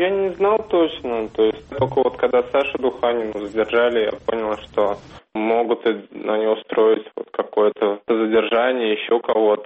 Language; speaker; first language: Russian; native; Russian